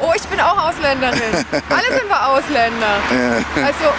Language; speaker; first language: German; non-native, fluent; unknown